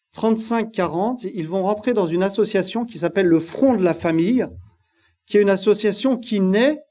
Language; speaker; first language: French; native; French